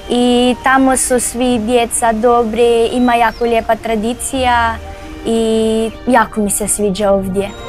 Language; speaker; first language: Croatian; early bilingual, other home language; Filipino